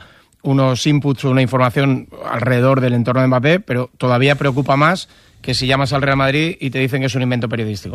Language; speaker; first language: Spanish; native; Spanish